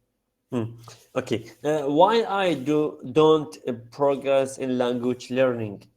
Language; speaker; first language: English; non-native, learner; Arabic